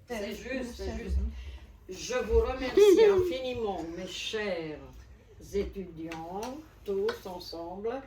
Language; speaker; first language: French; non-native, fluent; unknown